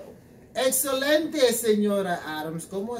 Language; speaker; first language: Spanish; non-native, learner; English